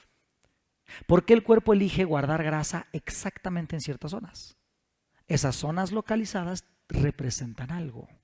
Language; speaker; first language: Spanish; native; Spanish